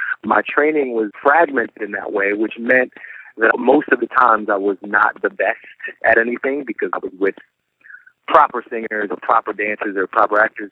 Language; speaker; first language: English; native; English